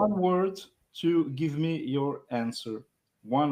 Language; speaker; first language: English; non-native, learner; French